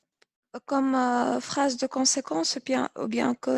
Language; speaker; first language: French; non-native, learner; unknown